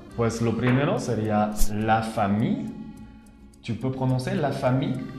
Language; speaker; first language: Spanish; non-native, fluent; French